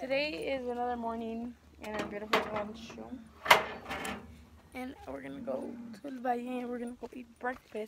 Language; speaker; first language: English; early bilingual, other home language; Spanish